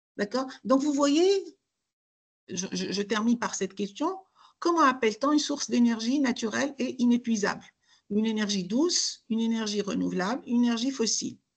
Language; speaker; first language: French; non-native, local second language; Arabic